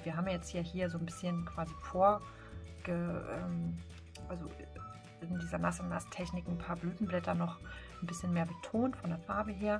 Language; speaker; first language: German; native; German